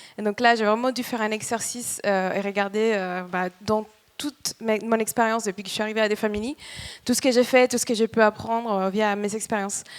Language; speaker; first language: French; non-native, fluent; Spanish